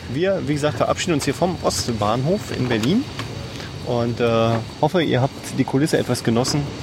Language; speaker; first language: German; native; German